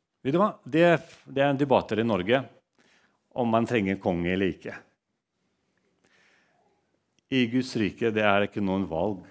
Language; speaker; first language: Norwegian; non-native, fluent; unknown